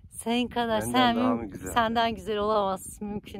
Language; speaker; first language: Turkish; native; Turkish